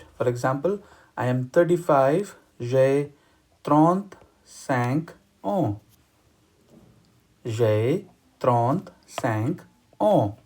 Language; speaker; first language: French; non-native, learner; Hindi